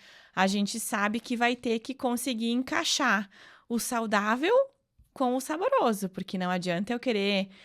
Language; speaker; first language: Portuguese; native; Portuguese